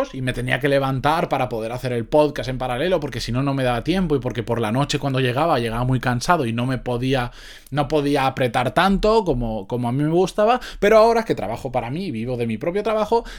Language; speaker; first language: Spanish; native; Spanish